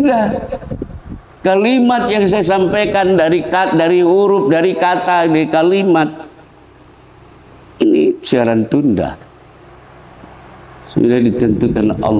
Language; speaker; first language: Indonesian; native; Indonesian